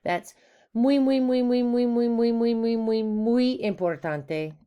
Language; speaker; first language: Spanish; non-native, fluent; English